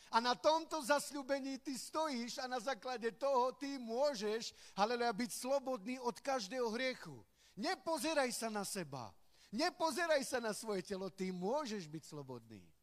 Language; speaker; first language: Slovak; non-native, local second language; Romany